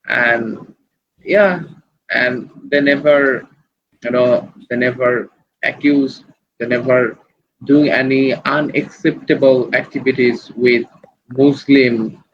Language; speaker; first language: English; non-native, learner; Bangla